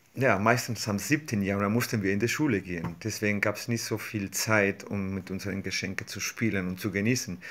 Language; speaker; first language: German; non-native, fluent; Spanish